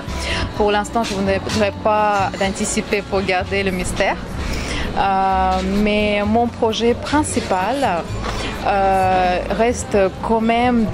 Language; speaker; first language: French; non-native, fluent; Russian